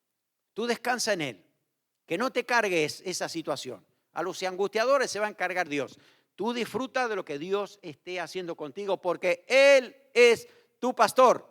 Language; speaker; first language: Spanish; native; Spanish